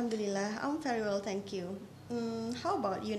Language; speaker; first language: English; non-native, fluent; Indonesian